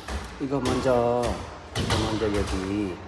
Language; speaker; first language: Korean; non-native, learner; Nepali